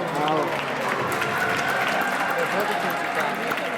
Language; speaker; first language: Italian; native; Italian